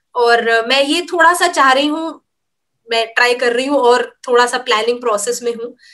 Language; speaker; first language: Hindi; native; Hindi